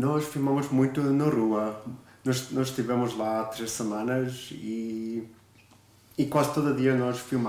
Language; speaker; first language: Portuguese; early bilingual, other home language; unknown